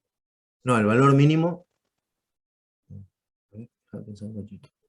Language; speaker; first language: Spanish; native; Spanish